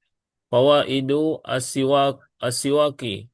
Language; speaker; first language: Arabic; non-native, learner; Indonesian